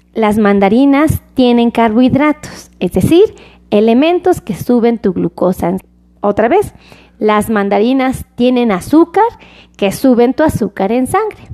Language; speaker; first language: Spanish; native; Spanish